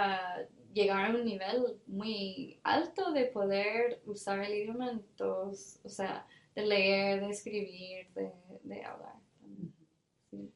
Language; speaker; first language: Spanish; non-native, fluent; English